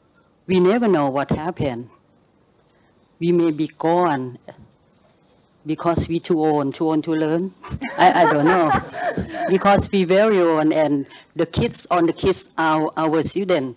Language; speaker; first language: English; non-native, learner; Thai